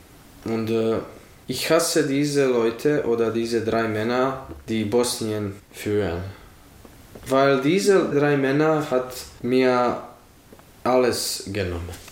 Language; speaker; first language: German; non-native, learner; Bosnian